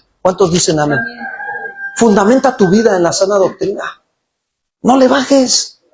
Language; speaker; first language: Spanish; native; Spanish